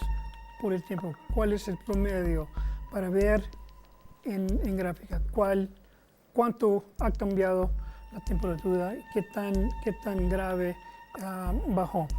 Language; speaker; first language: Spanish; non-native, fluent; English